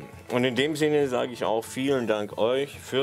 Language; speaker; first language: German; native; German